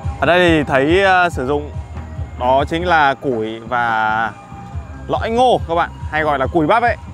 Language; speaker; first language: Vietnamese; non-native, local second language; Hmong